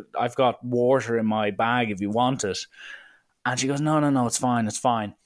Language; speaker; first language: English; native; English